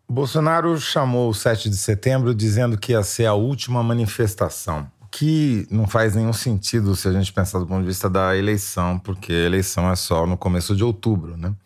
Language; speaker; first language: Portuguese; native; Portuguese